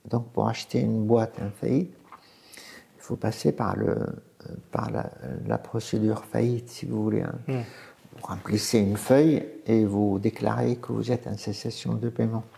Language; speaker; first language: French; non-native, fluent; Arabic